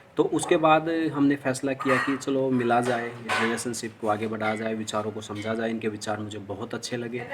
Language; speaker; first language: Hindi; native; Hindi